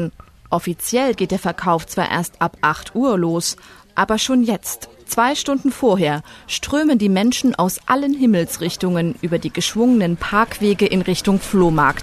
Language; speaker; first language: German; native; German